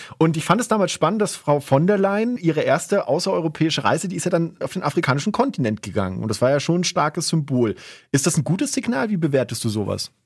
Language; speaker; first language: German; native; German